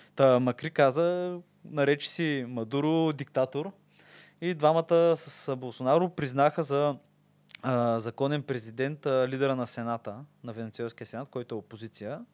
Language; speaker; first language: Bulgarian; native; Bulgarian